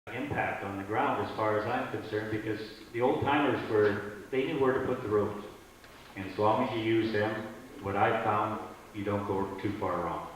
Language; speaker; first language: English; native; English